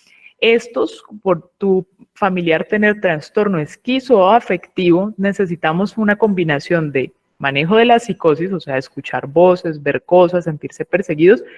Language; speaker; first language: Spanish; native; Spanish